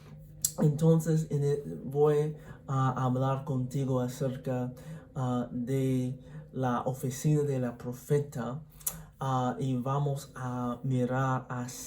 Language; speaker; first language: Spanish; non-native, learner; English